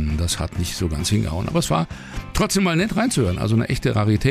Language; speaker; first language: German; native; German